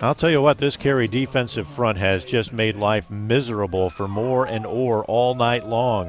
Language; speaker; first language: English; native; English